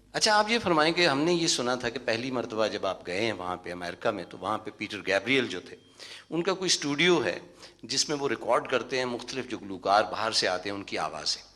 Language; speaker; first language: Urdu; non-native, local second language; Punjabi